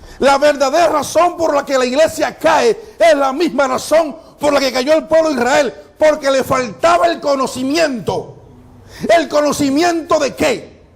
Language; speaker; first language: Spanish; non-native, fluent; Haitian Creole